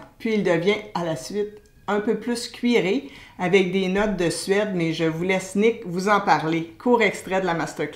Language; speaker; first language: French; native; French